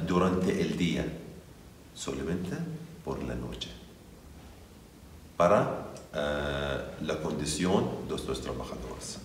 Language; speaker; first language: Spanish; non-native, learner; Arabic